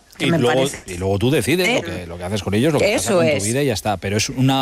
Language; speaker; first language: Spanish; native; Spanish